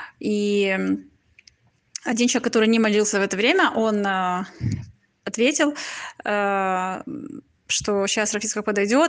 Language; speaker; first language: Russian; native; Russian